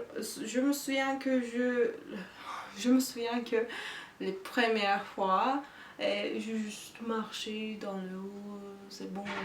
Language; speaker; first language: French; non-native, learner; Turkish